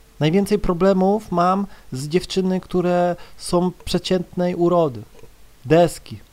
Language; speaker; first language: Polish; native; Polish